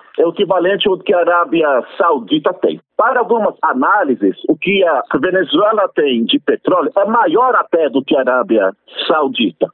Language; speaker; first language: Portuguese; native; Portuguese